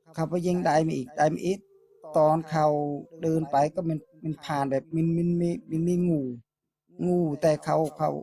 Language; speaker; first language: Thai; non-native, fluent; Khmer